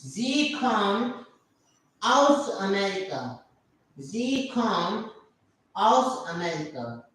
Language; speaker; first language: German; non-native, learner; Hindi